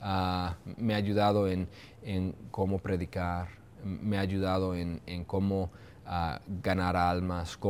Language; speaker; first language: Spanish; early bilingual, heritage; Spanish